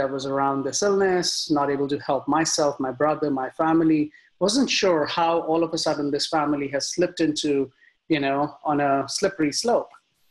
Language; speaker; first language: English; non-native, local second language; Hindi